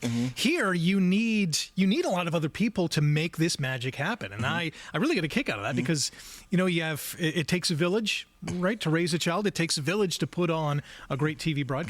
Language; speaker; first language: English; native; English